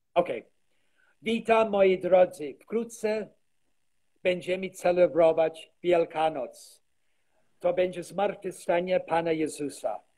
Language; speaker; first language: Polish; early bilingual, heritage; Polish